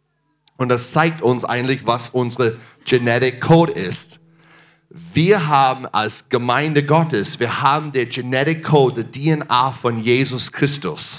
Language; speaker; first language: German; non-native, fluent; English